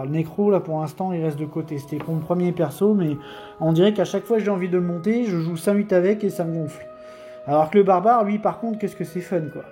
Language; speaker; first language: French; native; French